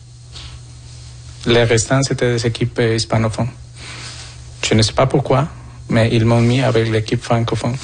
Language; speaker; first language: French; non-native, fluent; Spanish